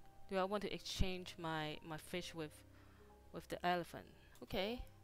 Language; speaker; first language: English; non-native, local second language; Cantonese